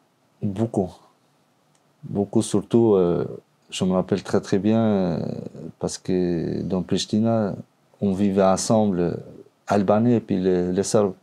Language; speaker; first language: French; non-native, learner; Albanian